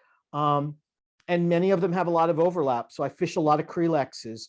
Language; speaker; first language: English; native; English